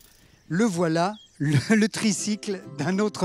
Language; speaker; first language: French; native; French